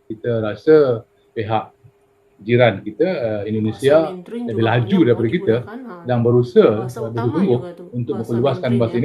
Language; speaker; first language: Malay; native; Malay